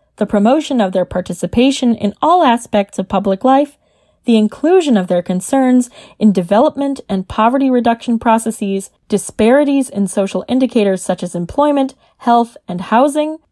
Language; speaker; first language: English; native; English